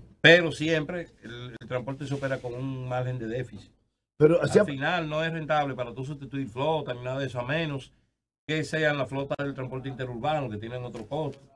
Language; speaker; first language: Spanish; native; Spanish